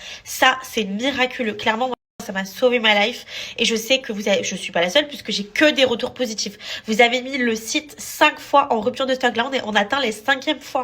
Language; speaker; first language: French; native; French